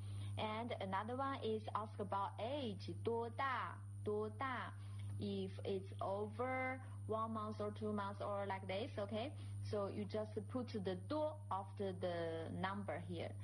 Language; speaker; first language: English; non-native, fluent; Chinese